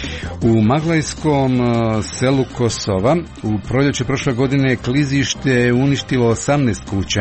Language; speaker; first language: Croatian; native; Croatian